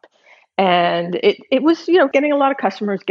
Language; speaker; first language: English; native; English